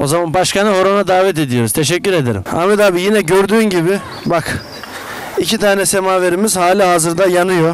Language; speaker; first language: Turkish; native; Turkish